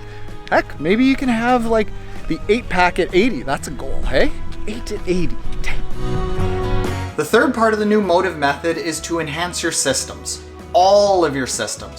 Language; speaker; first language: English; native; English